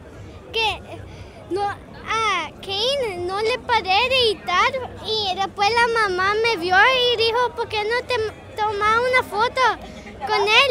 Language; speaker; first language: Spanish; early bilingual, heritage; Spanish